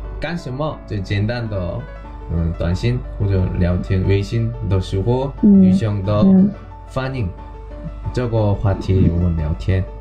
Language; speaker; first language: Chinese; non-native, learner; Korean